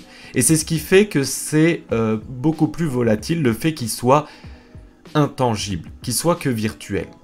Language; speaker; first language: French; native; French